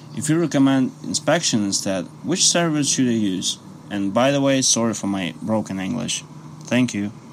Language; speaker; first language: English; non-native, learner; Russian